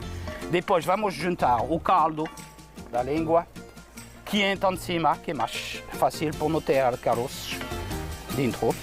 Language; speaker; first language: Portuguese; non-native, learner; French